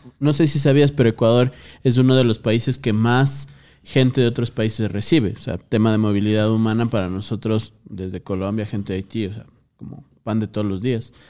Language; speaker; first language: Spanish; native; Spanish